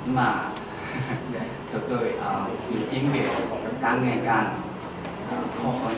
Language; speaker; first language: Vietnamese; non-native, learner; Korean